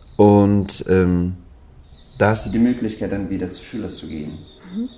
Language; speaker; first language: German; non-native, fluent; Persian